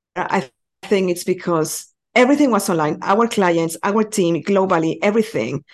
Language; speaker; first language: English; non-native, fluent; Spanish